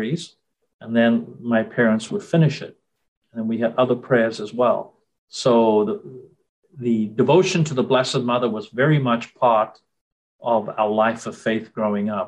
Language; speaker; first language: English; native; English